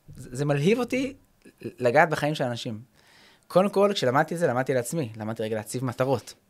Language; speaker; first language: Hebrew; early bilingual, other home language; English